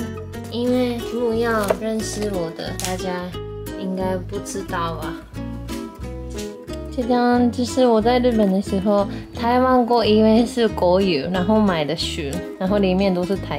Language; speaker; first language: Chinese; non-native, fluent; Japanese